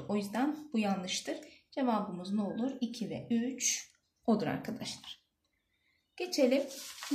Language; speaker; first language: Turkish; native; Turkish